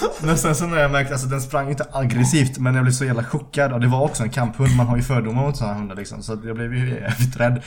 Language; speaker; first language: Swedish; early bilingual, other home language; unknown